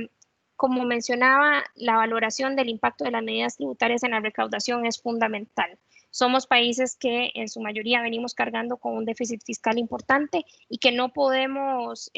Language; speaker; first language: Spanish; native; Spanish